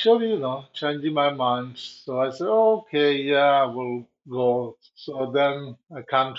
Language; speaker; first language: English; non-native, learner; Chinese